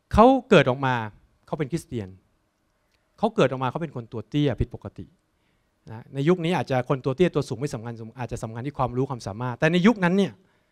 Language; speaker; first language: Thai; native; Thai